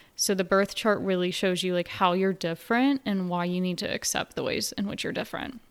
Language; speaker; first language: English; native; English